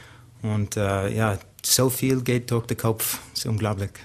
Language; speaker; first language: German; non-native, learner; English